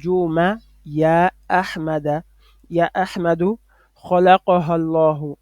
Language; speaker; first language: Arabic; non-native, fluent; French